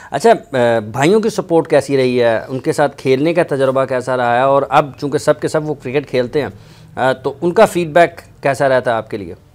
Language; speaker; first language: Urdu; non-native, local second language; Punjabi